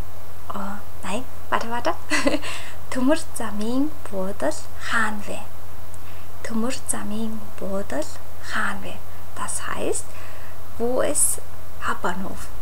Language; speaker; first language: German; non-native, fluent; Mongolian